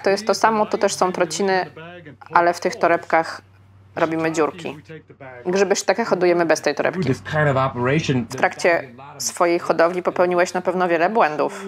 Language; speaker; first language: Polish; native; Polish